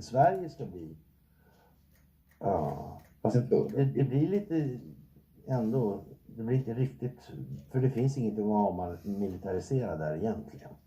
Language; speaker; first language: Swedish; native; Swedish